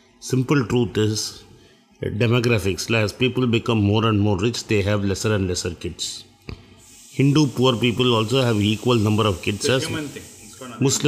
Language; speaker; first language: English; non-native, local second language; Tamil